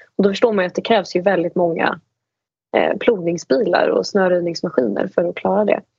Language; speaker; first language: Swedish; native; Swedish